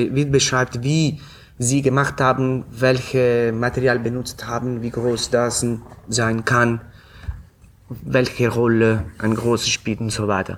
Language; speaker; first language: German; non-native, fluent; Italian